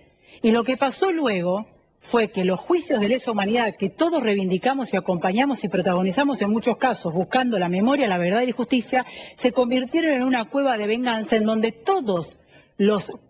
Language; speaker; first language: Spanish; native; Spanish